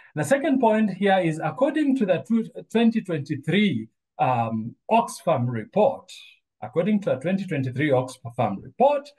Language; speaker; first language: English; non-native, local second language; Luo (Kenya and Tanzania)